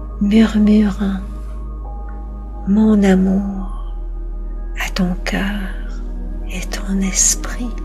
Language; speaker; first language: French; native; French